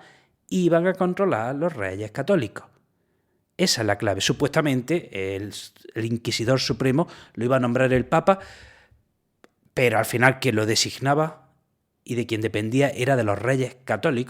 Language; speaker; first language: Spanish; native; Spanish